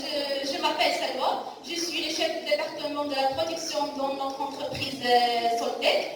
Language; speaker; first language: French; non-native, learner; Arabic